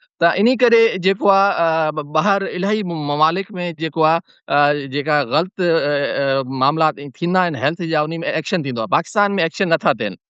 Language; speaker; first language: Sindhi; non-native, local second language; Urdu